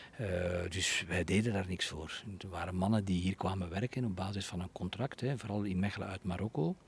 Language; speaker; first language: Dutch; native; Dutch